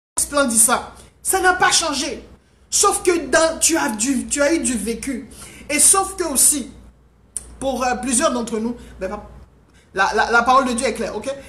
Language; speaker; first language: French; non-native, local second language; Haitian Creole